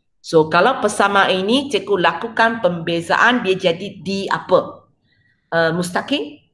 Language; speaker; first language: Malay; non-native, local second language; Chinese